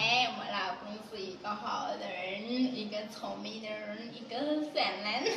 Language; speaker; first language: Chinese; non-native, learner; Nepali